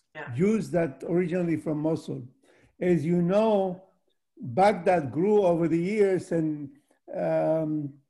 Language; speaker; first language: English; early bilingual, other home language; Arabic